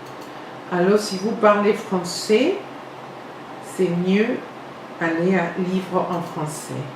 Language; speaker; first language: French; non-native, fluent; Spanish